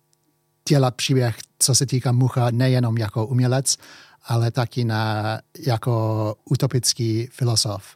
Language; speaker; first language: Czech; early bilingual, heritage; English